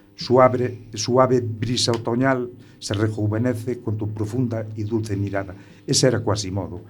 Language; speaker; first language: Spanish; native; Spanish